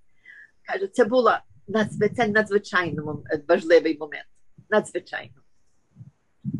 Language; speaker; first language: Ukrainian; early bilingual, heritage; Ukrainian